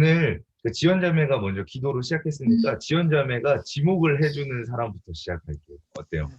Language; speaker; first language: Korean; native; Korean